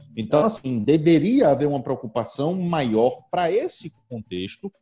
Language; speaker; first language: Portuguese; native; Portuguese